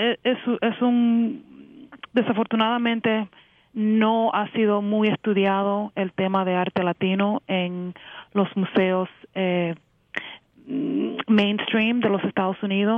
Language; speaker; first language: Spanish; early bilingual, heritage; Spanish